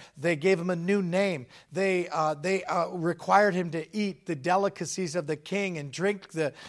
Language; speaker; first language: English; native; English